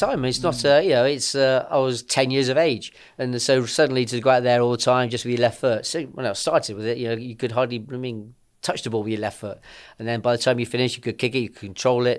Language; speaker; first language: English; native; English